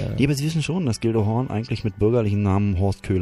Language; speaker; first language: German; native; German